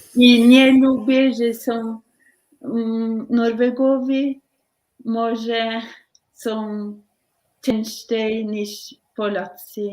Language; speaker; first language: Polish; non-native, learner; Norwegian